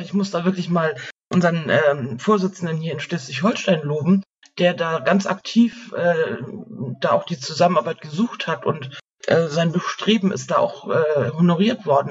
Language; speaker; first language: German; native; German